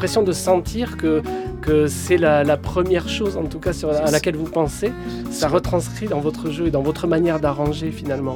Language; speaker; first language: French; native; French